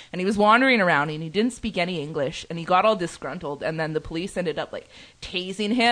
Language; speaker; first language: English; native; English